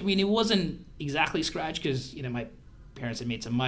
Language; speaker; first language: English; non-native, local second language; Hindi